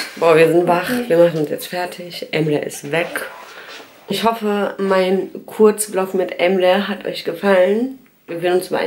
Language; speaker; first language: German; early bilingual, other home language; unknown